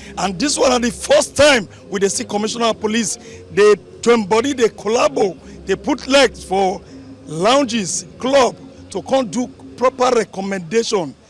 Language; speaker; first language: Nigerian Pidgin; native; Nigerian Pidgin